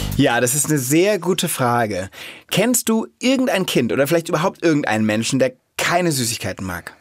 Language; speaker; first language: German; native; German